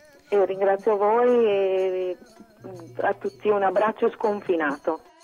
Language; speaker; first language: Italian; non-native, fluent; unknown